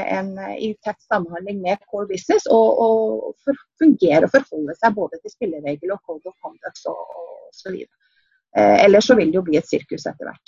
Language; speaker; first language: Norwegian; native; Norwegian